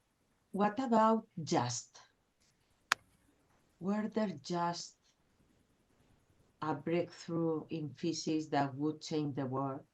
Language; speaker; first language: English; non-native, fluent; Spanish